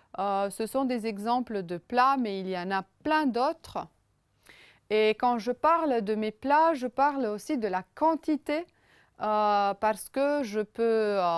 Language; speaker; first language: French; non-native, fluent; Romanian